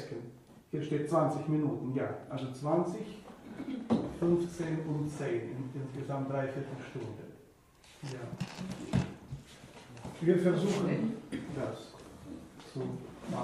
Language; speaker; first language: German; non-native, fluent; Russian